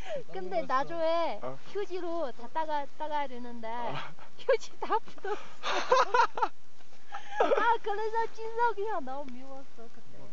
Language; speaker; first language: Korean; non-native, fluent; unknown